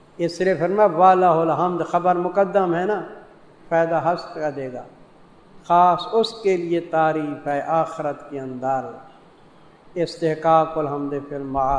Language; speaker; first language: Urdu; non-native, local second language; Saraiki